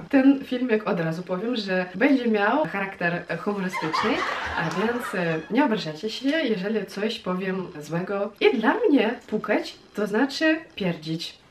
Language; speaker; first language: Polish; non-native, fluent; Russian